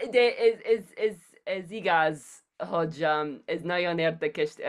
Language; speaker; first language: Hungarian; non-native, learner; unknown